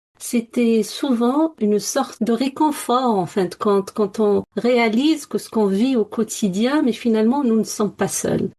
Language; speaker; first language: French; non-native, local second language; Arabic